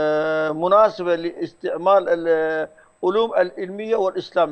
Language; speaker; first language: Arabic; non-native, fluent; Turkish